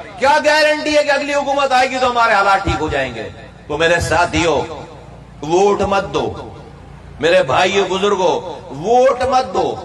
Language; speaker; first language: Urdu; native; Urdu